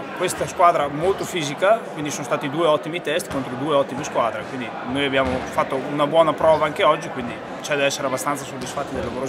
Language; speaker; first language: Italian; native; Italian